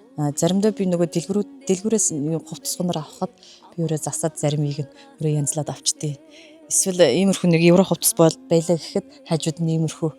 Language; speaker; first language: Mongolian; non-native, local second language; Kazakh